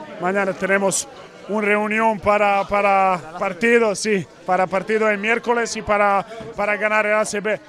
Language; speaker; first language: Spanish; non-native, learner; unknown